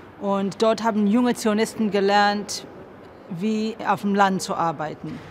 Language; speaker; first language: German; non-native, fluent; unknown